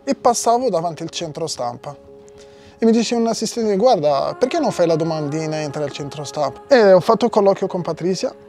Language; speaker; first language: Italian; non-native, fluent; Arabic